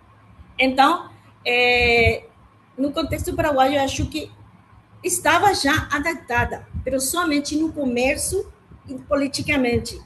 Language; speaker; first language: Portuguese; non-native, learner; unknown